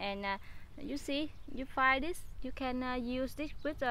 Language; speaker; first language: English; non-native, fluent; Vietnamese